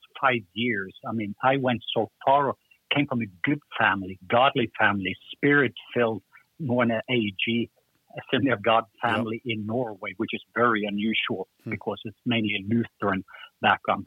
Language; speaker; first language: English; non-native, fluent; Norwegian